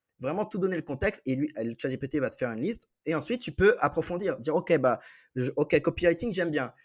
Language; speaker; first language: French; native; French